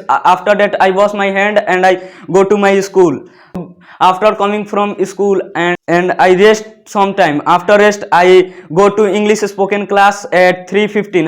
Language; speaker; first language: English; non-native, learner; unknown